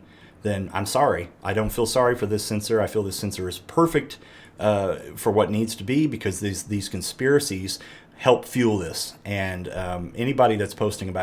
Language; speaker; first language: English; native; English